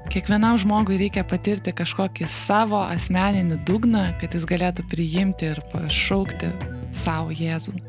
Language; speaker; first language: Lithuanian; native; Lithuanian